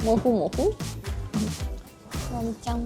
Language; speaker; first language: Korean; non-native, learner; Japanese